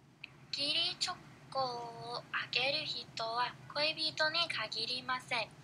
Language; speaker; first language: Japanese; non-native, learner; English